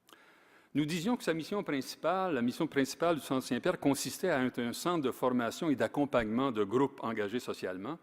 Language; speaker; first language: French; native; French